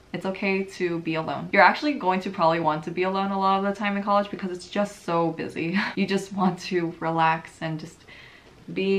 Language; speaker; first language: English; native; English